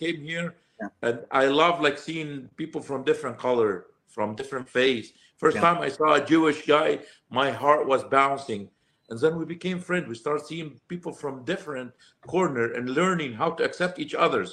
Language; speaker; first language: English; non-native, fluent; Arabic